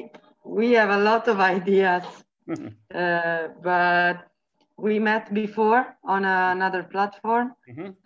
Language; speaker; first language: English; non-native, learner; Italian